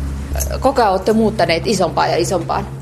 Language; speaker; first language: Finnish; native; Finnish